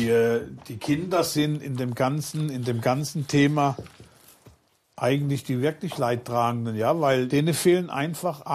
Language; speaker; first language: German; native; German